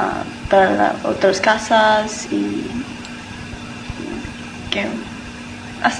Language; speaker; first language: Spanish; non-native, learner; English